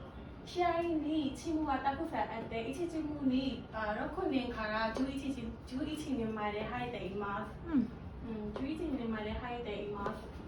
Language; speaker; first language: Japanese; non-native, learner; Burmese